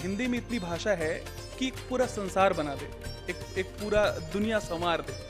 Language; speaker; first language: Hindi; native; Hindi